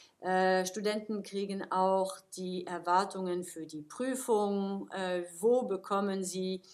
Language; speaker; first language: German; non-native, fluent; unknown